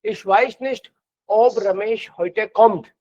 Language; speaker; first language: German; non-native, fluent; Hindi